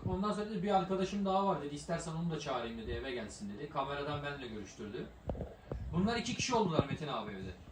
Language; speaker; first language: Turkish; native; Turkish